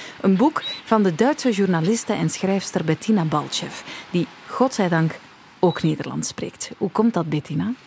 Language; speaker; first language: Dutch; native; Dutch